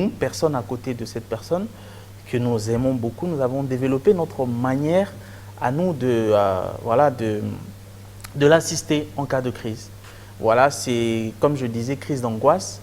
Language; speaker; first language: French; non-native, local second language; Lingala